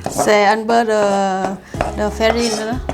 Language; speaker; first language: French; non-native, learner; Vietnamese